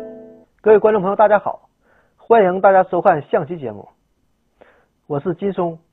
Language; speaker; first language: Chinese; native; Chinese